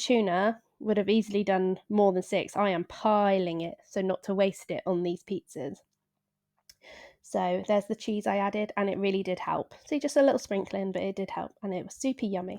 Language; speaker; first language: English; native; English